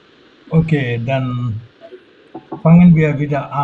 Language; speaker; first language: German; non-native, fluent; Bangla